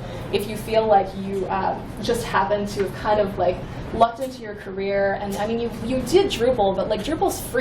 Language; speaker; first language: English; native; English